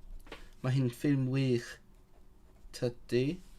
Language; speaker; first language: Welsh; non-native, learner; Cantonese